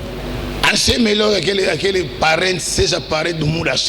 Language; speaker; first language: Portuguese; non-native, learner; Lingala